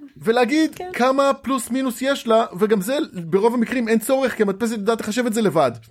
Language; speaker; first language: Hebrew; native; Hebrew